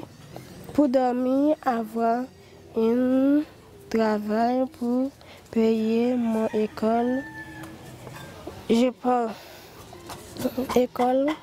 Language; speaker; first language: French; non-native, learner; Haitian Creole